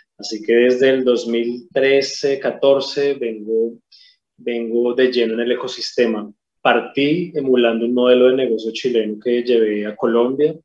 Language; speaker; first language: Spanish; native; Spanish